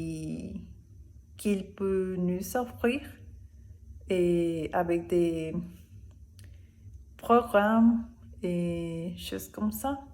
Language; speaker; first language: French; non-native, learner; Spanish